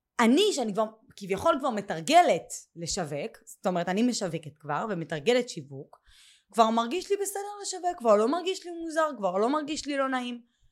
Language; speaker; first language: Hebrew; native; Hebrew